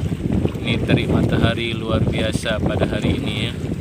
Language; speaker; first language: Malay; non-native, local second language; Javanese